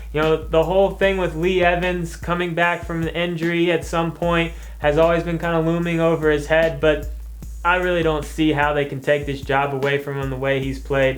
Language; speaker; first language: English; native; English